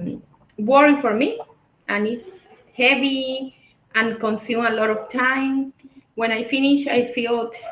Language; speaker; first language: English; non-native, learner; Spanish